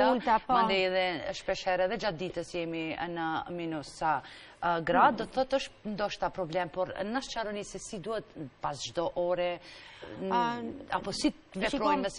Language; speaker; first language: Albanian; native; Albanian